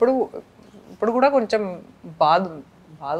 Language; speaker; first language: Telugu; non-native, fluent; Hindi